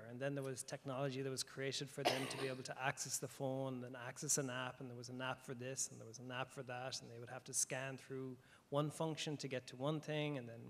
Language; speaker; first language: English; native; English